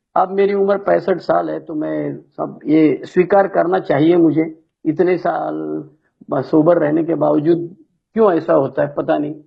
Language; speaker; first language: Hindi; non-native, local second language; Marathi